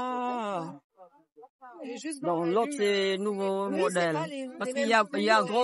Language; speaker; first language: French; non-native, fluent; Vietnamese